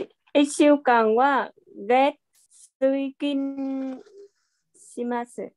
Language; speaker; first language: Japanese; non-native, learner; Vietnamese